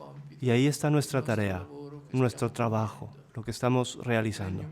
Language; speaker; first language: Spanish; non-native, fluent; Italian